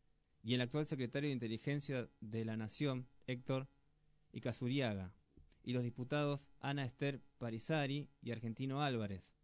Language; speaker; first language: Spanish; native; Spanish